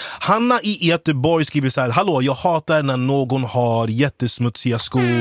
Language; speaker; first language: Swedish; native; Swedish